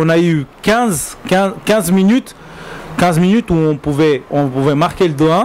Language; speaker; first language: French; native; French